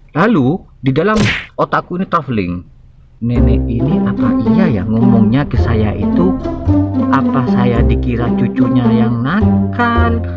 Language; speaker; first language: Indonesian; non-native, local second language; Madurese